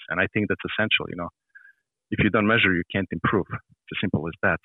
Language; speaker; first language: English; non-native, fluent; Serbian